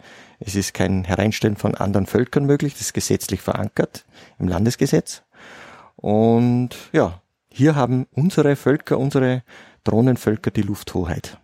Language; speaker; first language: German; native; German